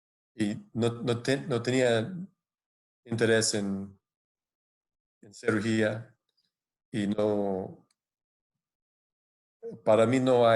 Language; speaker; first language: Spanish; non-native, fluent; English